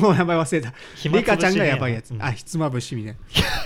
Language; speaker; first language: Japanese; native; Japanese